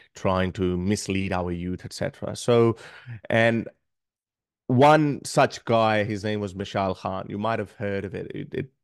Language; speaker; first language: English; non-native, local second language; Urdu